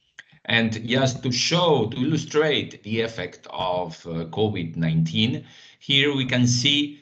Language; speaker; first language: English; non-native, fluent; Spanish